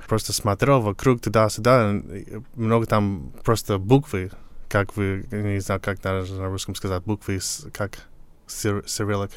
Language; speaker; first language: Russian; non-native, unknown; English